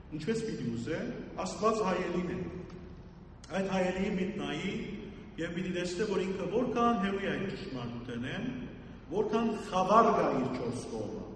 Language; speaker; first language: Armenian; early bilingual, heritage; Armenian